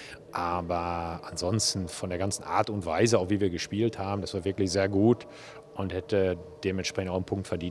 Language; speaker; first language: German; native; German